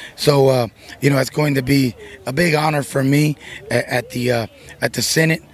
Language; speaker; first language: English; early bilingual, other home language; Spanish